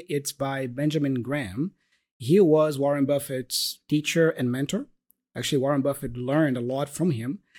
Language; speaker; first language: English; non-native, fluent; Portuguese